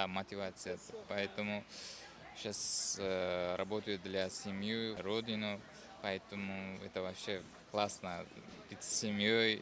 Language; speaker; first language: Russian; non-native, fluent; Uzbek